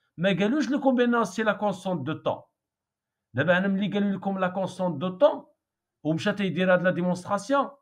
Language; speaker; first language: French; non-native, local second language; Arabic